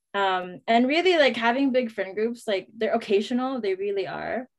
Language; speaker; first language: English; non-native, local second language; Filipino